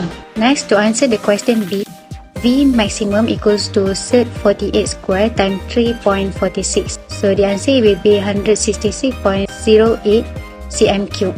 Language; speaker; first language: English; non-native, local second language; Malay